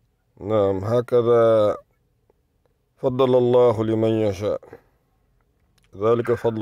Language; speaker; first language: Arabic; non-native, fluent; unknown